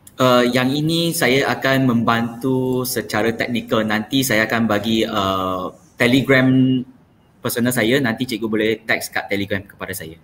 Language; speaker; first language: Malay; non-native, local second language; Chinese